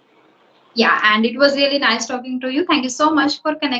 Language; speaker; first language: English; non-native, local second language; Hindi